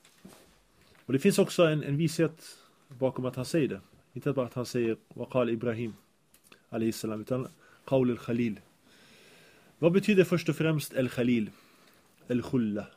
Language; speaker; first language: Swedish; early bilingual, other home language; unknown